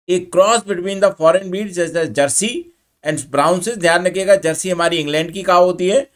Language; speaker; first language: Hindi; native; Hindi